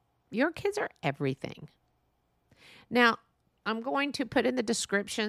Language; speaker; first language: English; native; English